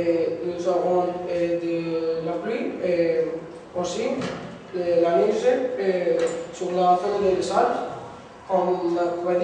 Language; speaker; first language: French; non-native, learner; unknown